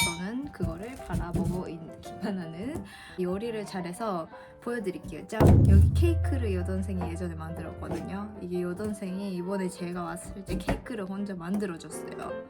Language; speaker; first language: Korean; non-native, fluent; Japanese